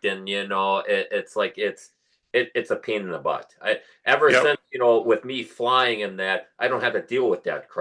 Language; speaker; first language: English; native; English